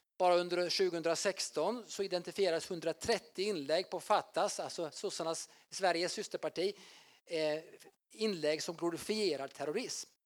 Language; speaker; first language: Swedish; native; Swedish